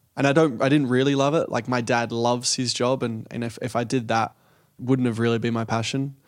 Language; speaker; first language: English; native; English